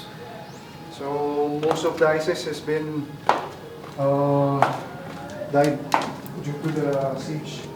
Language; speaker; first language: English; non-native, local second language; Maranao